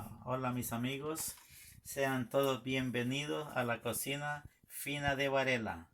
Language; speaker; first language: Spanish; native; Spanish